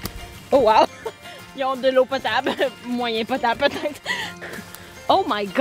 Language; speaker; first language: French; native; French